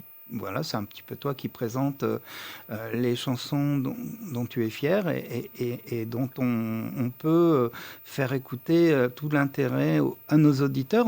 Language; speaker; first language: French; native; French